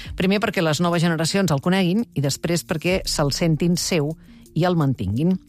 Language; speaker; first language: Catalan; native; Catalan